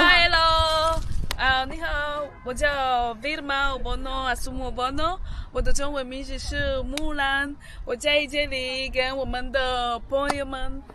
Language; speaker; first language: Chinese; non-native, learner; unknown